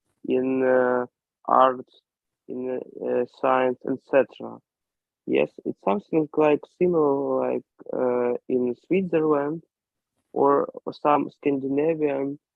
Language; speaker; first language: English; non-native, learner; Ukrainian